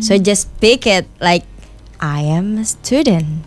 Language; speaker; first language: English; non-native, fluent; Indonesian